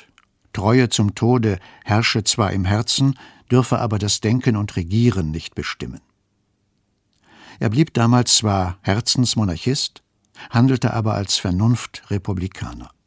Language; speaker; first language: German; native; German